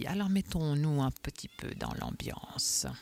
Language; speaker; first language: French; native; French